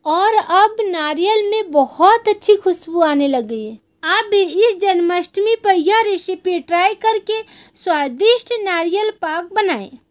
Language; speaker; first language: Hindi; native; Hindi